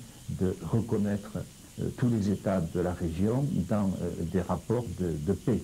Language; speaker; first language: French; native; French